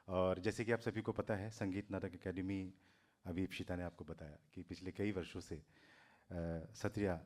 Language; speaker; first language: Hindi; non-native, local second language; Assamese